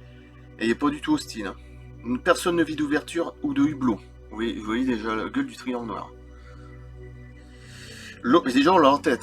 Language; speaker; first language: French; native; French